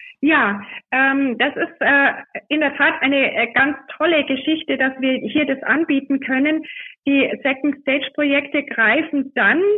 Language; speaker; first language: German; native; German